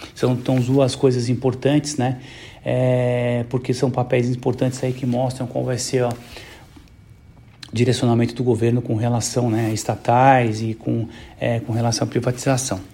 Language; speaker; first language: Portuguese; native; Portuguese